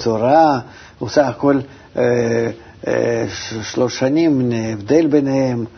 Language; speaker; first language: Hebrew; non-native, fluent; Russian